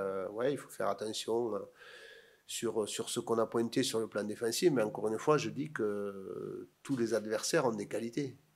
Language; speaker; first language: French; native; French